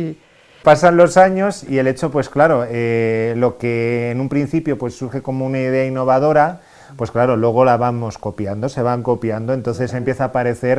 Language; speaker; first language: Spanish; native; Spanish